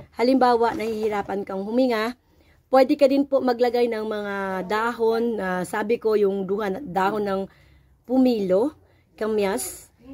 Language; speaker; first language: Filipino; non-native, local second language; Cebuano